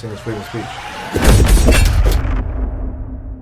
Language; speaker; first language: English; native; English